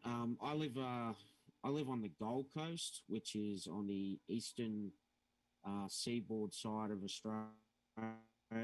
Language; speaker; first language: English; native; English